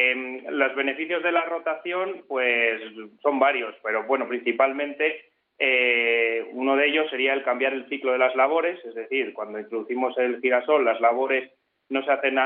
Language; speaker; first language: Spanish; native; Spanish